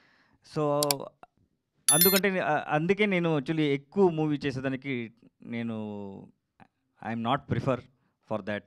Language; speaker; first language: Telugu; non-native, learner; Kannada